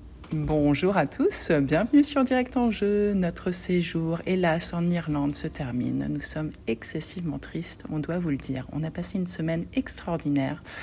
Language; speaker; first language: French; native; French